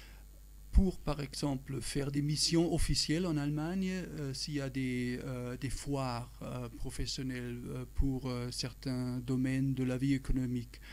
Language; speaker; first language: French; non-native, fluent; German